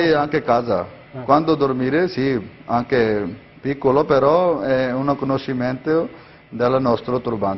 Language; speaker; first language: Italian; non-native, learner; Punjabi